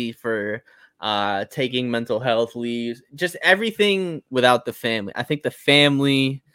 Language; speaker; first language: English; native; English